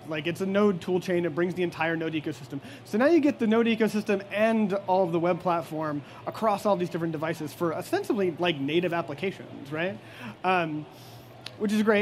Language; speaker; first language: English; native; English